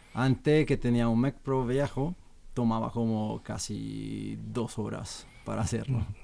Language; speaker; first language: Spanish; non-native, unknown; Italian